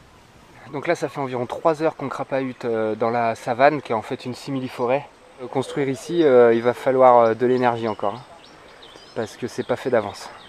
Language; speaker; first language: French; native; French